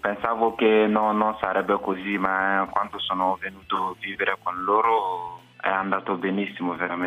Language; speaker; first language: Italian; non-native, fluent; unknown